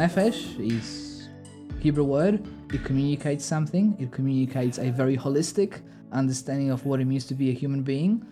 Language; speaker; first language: English; non-native, fluent; Polish